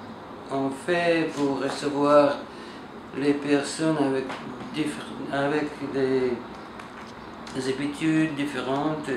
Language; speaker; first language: French; non-native, learner; Russian